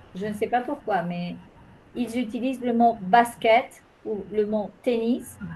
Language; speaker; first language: French; non-native, fluent; Spanish